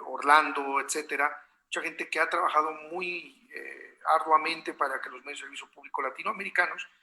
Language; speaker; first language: Spanish; native; Spanish